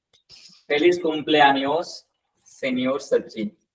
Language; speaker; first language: Spanish; non-native, fluent; Hindi